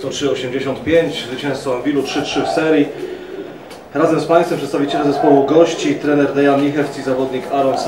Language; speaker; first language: Polish; native; Polish